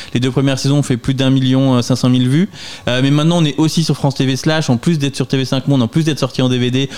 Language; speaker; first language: French; native; French